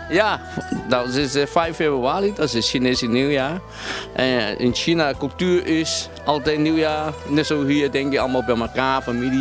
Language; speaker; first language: Dutch; non-native, learner; Cantonese